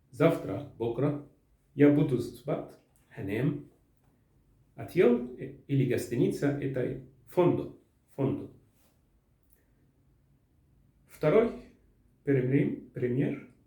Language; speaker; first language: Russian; non-native, learner; Arabic